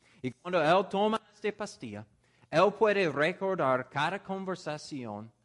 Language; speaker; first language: Spanish; non-native, fluent; English